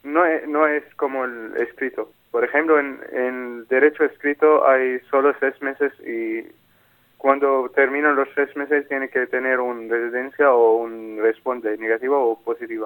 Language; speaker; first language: Spanish; non-native, learner; Arabic